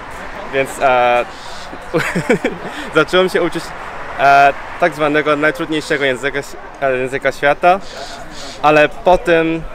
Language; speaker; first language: Polish; non-native, fluent; Cantonese